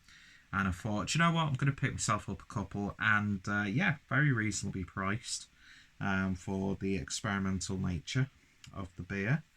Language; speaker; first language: English; native; English